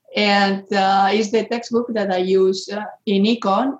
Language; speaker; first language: English; non-native, fluent; Spanish